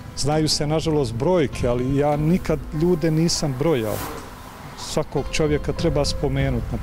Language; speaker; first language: Serbian; native; Serbian